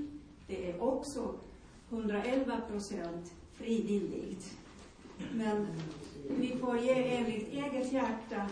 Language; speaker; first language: Swedish; non-native, local second language; Finnish